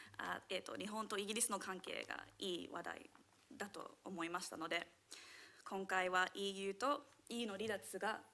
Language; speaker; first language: Japanese; non-native, fluent; English